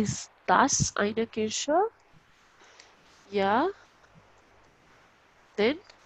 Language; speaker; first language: German; non-native, local second language; Hindi